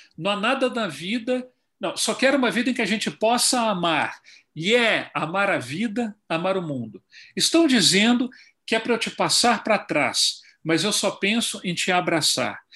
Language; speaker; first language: Portuguese; native; Portuguese